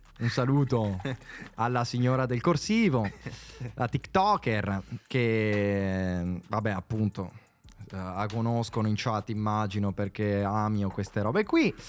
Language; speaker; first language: Italian; native; Italian